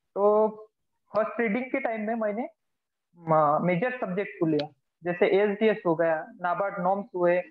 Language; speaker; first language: Hindi; non-native, local second language; Marathi